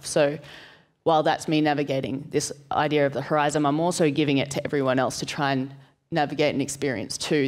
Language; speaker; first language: English; native; English